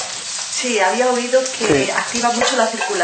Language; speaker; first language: Spanish; native; Spanish